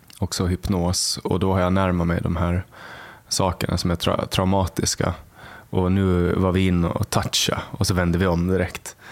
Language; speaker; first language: Swedish; native; Swedish